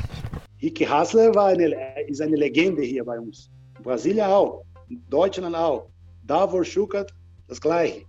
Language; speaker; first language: German; non-native, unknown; Portuguese